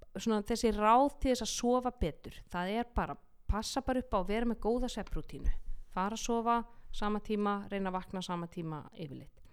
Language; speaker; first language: Icelandic; native; Icelandic